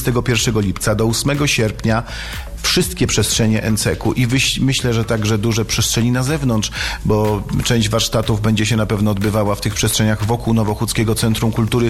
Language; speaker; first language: Polish; native; Polish